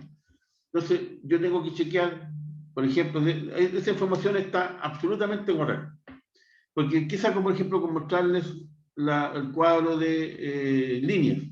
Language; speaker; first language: Spanish; native; Spanish